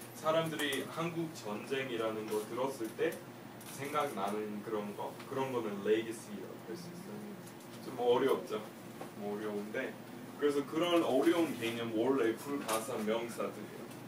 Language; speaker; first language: Korean; non-native, fluent; English